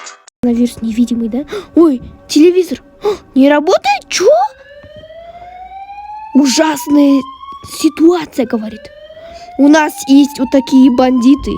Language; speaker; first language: Russian; non-native, local second language; Kazakh